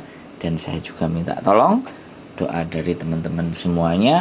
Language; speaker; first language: Indonesian; non-native, local second language; Javanese